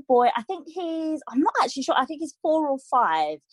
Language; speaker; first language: English; native; English